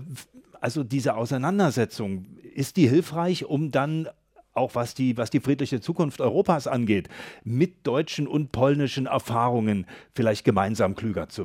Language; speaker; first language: German; native; German